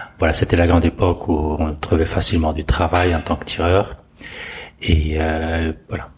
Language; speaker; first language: French; non-native, fluent; Portuguese